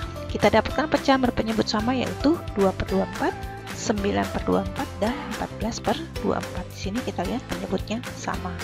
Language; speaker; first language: Indonesian; native; Indonesian